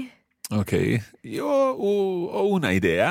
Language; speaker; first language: Italian; non-native, fluent; English